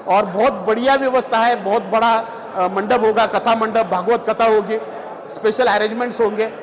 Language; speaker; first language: Hindi; non-native, local second language; Marathi